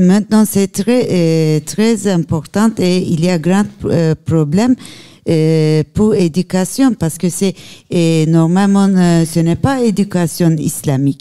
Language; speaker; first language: French; non-native, learner; Turkish